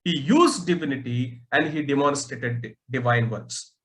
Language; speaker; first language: English; non-native, local second language; Telugu